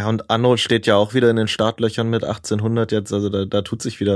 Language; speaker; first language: German; native; German